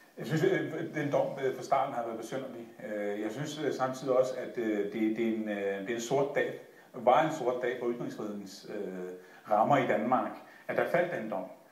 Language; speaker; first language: Danish; early bilingual, other home language; Kurdish